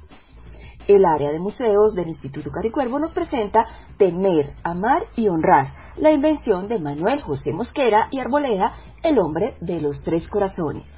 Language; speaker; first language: Spanish; native; Spanish